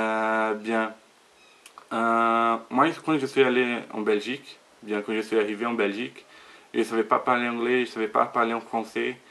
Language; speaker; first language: French; non-native, learner; Portuguese